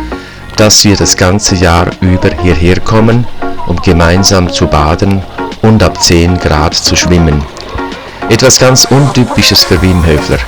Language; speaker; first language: German; native; German